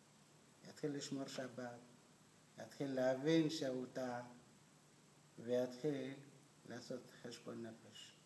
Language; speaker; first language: Hebrew; non-native, fluent; Amharic